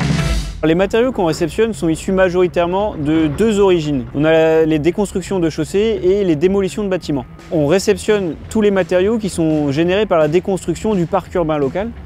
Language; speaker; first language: French; native; French